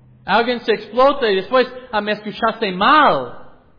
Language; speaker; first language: Spanish; non-native, learner; English